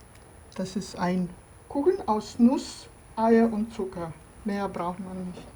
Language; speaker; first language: German; non-native, fluent; Polish